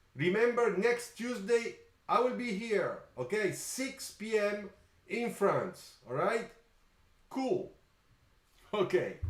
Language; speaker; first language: English; non-native, fluent; Italian